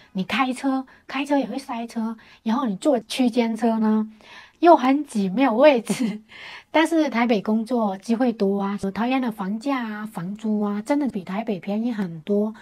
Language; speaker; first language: Chinese; native; Chinese